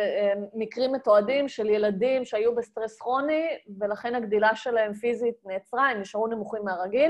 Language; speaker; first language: Hebrew; native; Hebrew